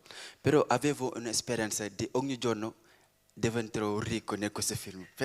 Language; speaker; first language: Italian; non-native, learner; Wolof